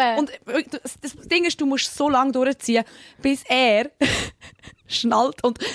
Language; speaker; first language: German; native; German